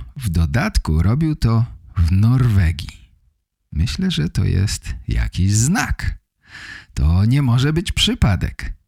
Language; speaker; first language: Polish; native; Polish